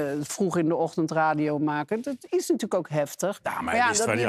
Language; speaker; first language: Dutch; native; Dutch